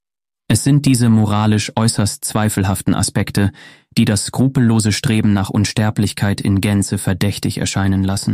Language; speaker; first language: German; native; German